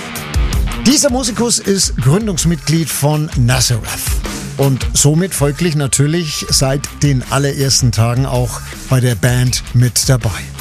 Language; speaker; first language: German; native; German